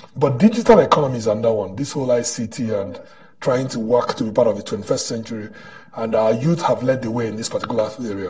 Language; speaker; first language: English; non-native, local second language; Igbo